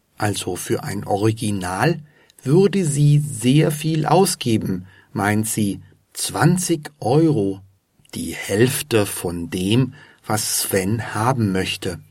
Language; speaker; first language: German; native; German